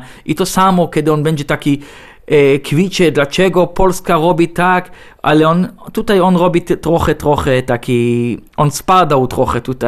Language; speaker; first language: Polish; non-native, learner; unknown